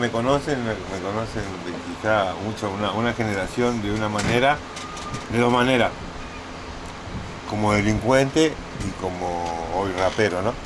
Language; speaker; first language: Spanish; native; Spanish